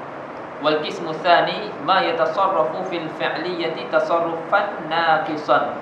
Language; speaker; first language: Arabic; non-native, fluent; Malay